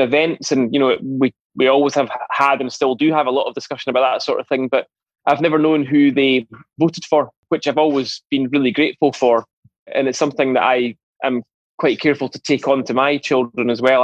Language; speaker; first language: English; native; English